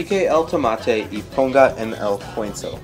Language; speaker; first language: Spanish; non-native, learner; English